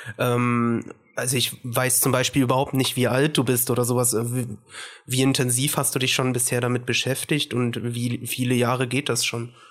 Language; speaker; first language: German; early bilingual, other home language; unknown